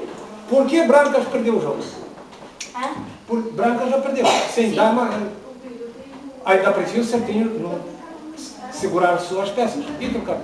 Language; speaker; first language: Portuguese; non-native, learner; Ukrainian